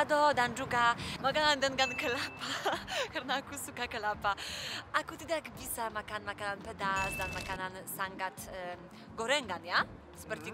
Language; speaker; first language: Indonesian; non-native, learner; Polish